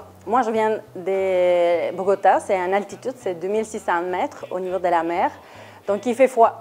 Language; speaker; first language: French; non-native, fluent; Spanish